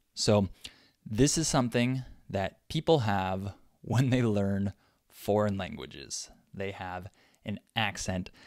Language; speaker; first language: English; native; English